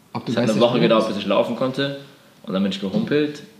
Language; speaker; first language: German; native; German